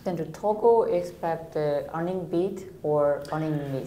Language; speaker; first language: English; non-native, fluent; Korean